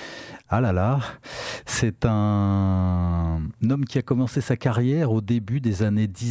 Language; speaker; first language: French; native; French